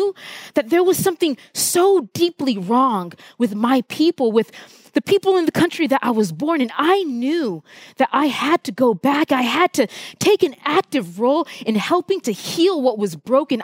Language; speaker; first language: English; early bilingual, other home language; Haitian Creole